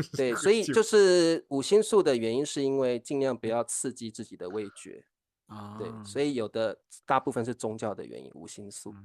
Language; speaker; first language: Chinese; native; Chinese